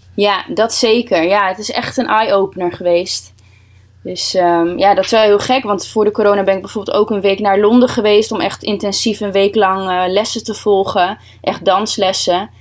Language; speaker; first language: Dutch; early bilingual, other home language; Russian